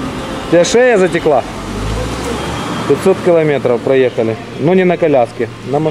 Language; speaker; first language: Russian; native; Russian